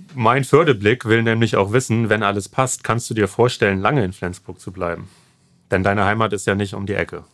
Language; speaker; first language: German; native; German